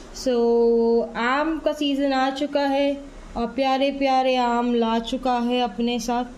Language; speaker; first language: Hindi; non-native, local second language; Marathi